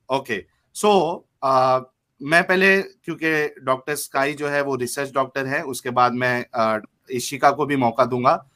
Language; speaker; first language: Hindi; native; Hindi